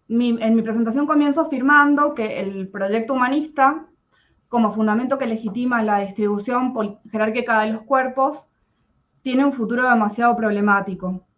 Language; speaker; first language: Spanish; native; Spanish